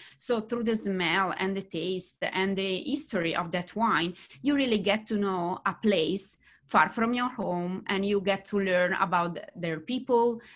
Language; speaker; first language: English; non-native, fluent; Italian